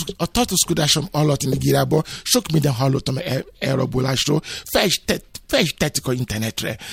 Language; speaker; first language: Hungarian; non-native, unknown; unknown